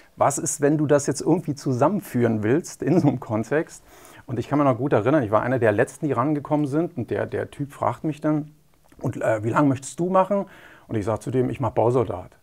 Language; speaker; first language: German; native; German